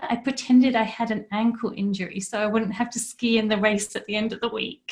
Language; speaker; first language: English; native; English